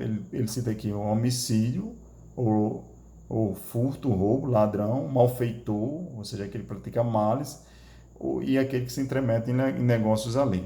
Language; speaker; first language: Portuguese; native; Portuguese